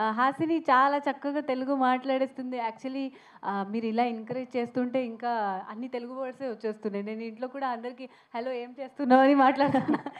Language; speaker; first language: Telugu; non-native, fluent; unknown